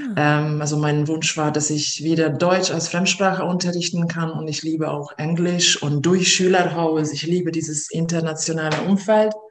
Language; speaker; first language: German; non-native, fluent; Hungarian